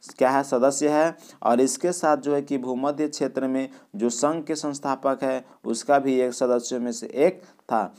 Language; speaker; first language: Hindi; native; Hindi